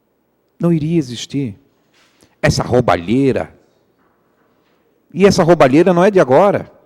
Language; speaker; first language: Portuguese; native; Portuguese